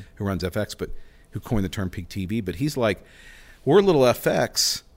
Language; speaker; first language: English; native; English